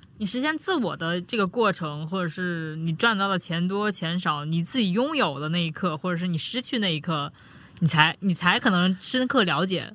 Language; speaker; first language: Chinese; native; Chinese